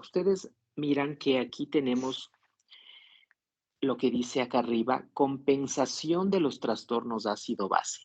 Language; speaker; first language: Spanish; native; Spanish